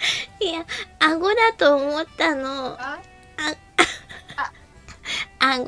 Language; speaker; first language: Japanese; native; Japanese